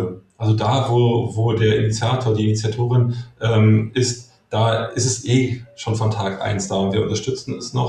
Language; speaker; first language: German; native; German